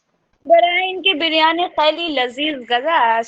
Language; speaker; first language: Persian; non-native, learner; Urdu